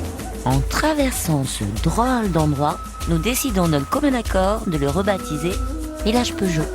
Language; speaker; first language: French; native; French